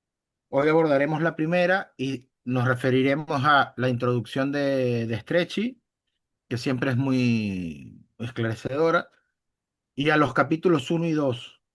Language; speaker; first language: Spanish; native; Spanish